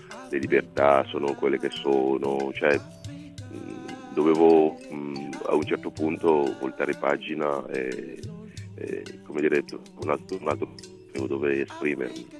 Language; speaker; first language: Italian; non-native, fluent; Ewe